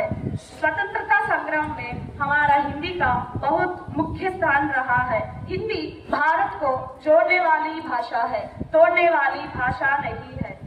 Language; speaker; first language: Hindi; non-native, local second language; Telugu